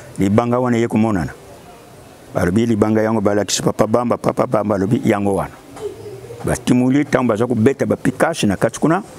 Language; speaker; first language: Lingala; non-native, local second language; Kongo